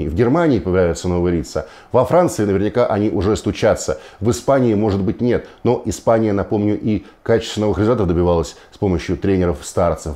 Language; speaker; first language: Russian; native; Russian